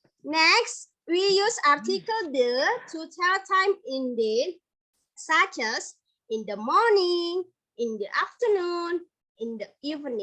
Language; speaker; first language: English; non-native, fluent; Indonesian